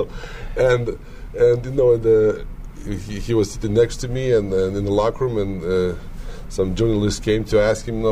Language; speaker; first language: English; non-native, learner; Lithuanian